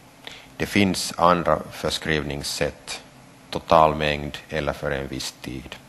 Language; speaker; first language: Swedish; non-native, local second language; Finnish